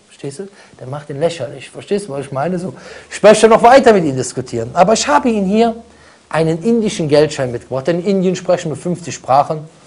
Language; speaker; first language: German; native; German